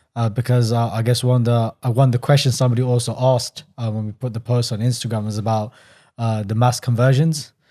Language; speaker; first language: English; native; English